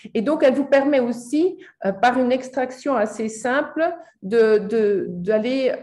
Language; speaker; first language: French; native; French